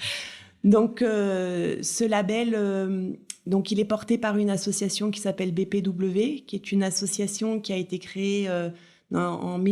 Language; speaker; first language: French; native; French